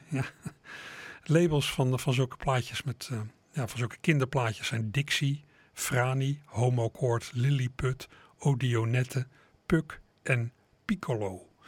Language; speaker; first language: Dutch; native; Dutch